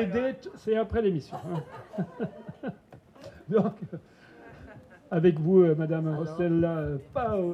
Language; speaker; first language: French; native; French